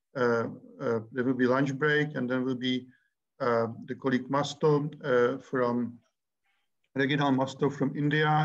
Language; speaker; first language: English; non-native, fluent; Czech